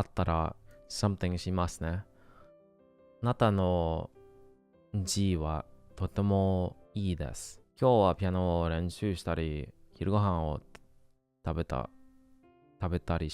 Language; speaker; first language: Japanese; non-native, learner; English